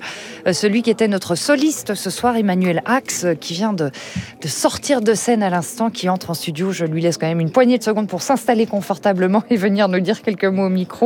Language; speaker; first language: French; native; French